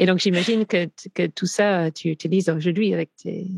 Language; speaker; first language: French; non-native, fluent; English